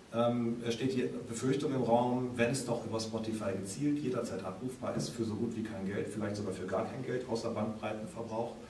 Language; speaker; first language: German; native; German